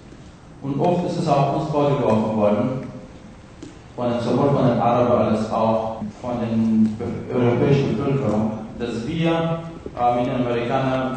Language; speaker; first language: German; non-native, fluent; Kurdish